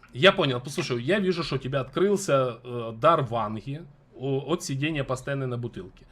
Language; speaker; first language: Russian; native; Russian